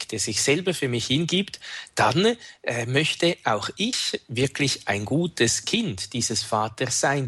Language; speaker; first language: German; native; German